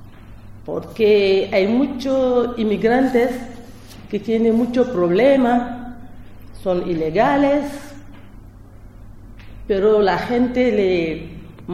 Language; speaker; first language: Spanish; non-native, learner; French